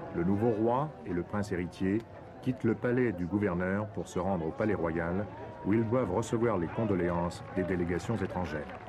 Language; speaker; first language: French; native; French